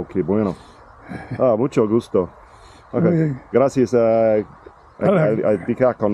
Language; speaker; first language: Spanish; non-native, learner; English